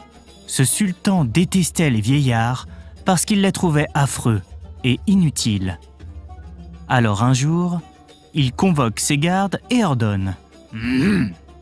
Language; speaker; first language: French; native; French